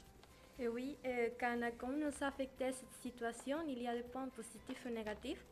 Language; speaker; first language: French; non-native, learner; Spanish